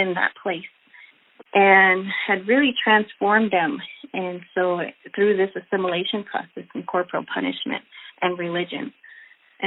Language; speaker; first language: English; native; English